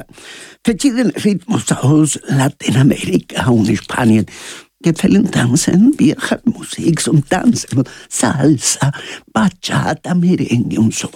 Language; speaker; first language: German; non-native, learner; Spanish